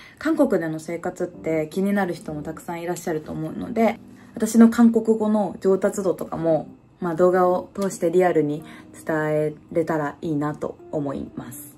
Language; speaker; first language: Japanese; native; Japanese